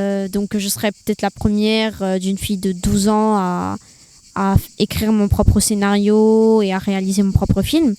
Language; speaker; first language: French; early bilingual, other home language; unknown